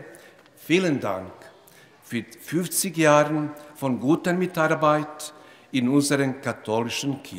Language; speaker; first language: German; non-native, learner; Croatian